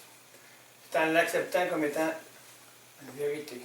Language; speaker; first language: French; native; French